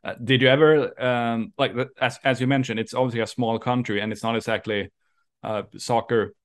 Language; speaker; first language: English; non-native, fluent; Swedish